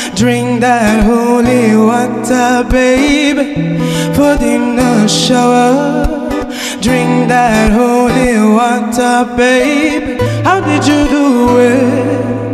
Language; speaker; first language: English; non-native, fluent; Portuguese